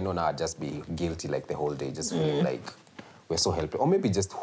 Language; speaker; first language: English; non-native, local second language; Swahili